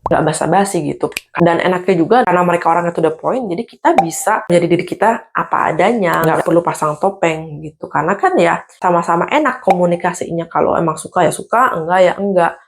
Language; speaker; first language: Indonesian; native; Indonesian